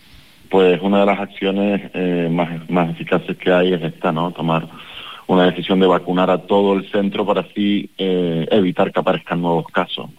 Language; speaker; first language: Spanish; native; Spanish